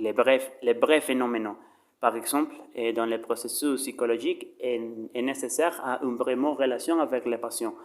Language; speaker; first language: French; non-native, learner; Spanish